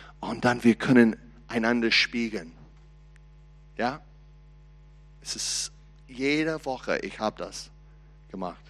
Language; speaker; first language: German; non-native, learner; English